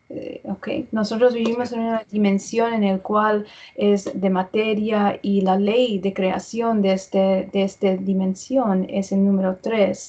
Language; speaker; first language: Spanish; early bilingual, heritage; English